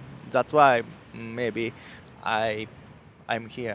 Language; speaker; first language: English; non-native, learner; Japanese